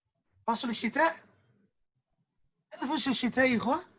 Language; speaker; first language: Arabic; non-native, fluent; Indonesian